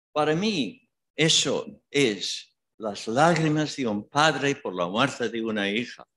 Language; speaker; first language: Spanish; non-native, fluent; English